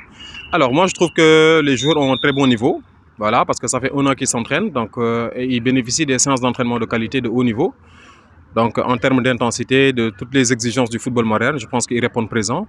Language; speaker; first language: French; non-native, local second language; Wolof